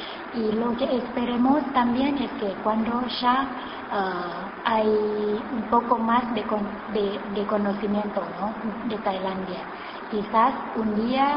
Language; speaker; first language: Spanish; non-native, learner; Thai